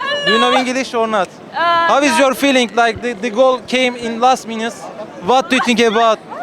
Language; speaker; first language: English; non-native, learner; Turkish